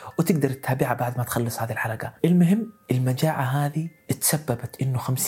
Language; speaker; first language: Arabic; native; Arabic